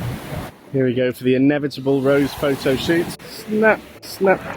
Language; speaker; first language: English; native; English